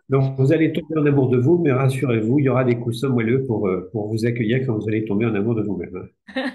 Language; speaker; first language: French; native; French